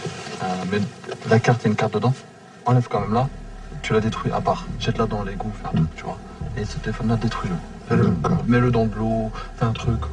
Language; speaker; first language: French; native; French